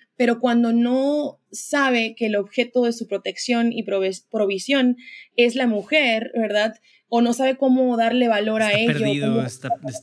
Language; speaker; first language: Spanish; early bilingual, heritage; Spanish